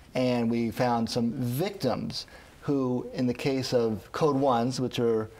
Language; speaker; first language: English; native; English